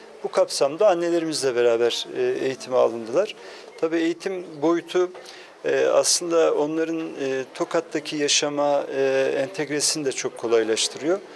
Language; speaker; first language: Turkish; native; Turkish